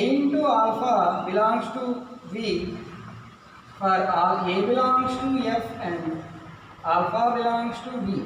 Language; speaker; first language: English; non-native, local second language; Telugu